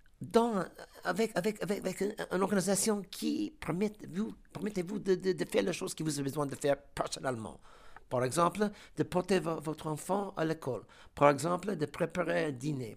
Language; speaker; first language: French; non-native, fluent; English